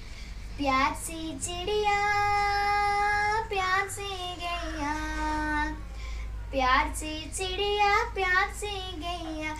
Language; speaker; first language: Hindi; non-native, local second language; Malayalam